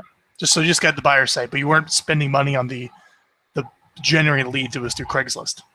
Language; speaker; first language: English; native; English